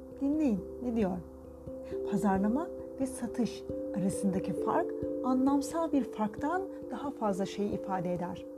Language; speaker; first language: Turkish; native; Turkish